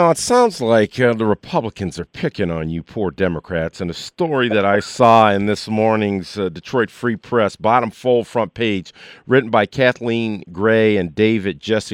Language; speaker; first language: English; native; English